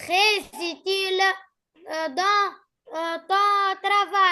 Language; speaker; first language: French; non-native, learner; Arabic